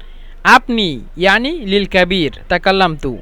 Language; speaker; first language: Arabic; non-native, fluent; Bangla